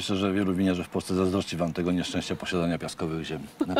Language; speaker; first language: Polish; native; Polish